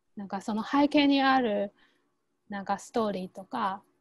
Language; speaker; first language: Japanese; non-native, fluent; Chinese